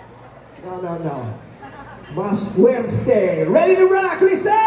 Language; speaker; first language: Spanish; non-native, learner; English